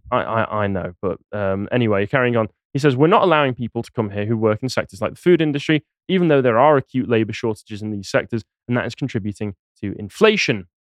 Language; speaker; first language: English; native; English